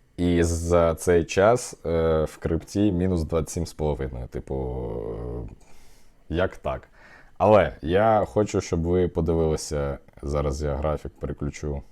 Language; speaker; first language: Ukrainian; non-native, local second language; Russian